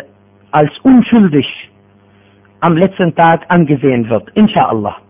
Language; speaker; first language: German; non-native, fluent; Arabic